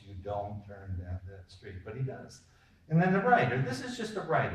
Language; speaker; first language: English; native; English